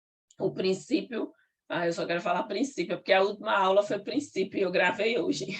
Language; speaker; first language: Portuguese; native; Portuguese